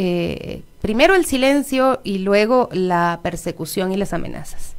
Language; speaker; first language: Spanish; native; Spanish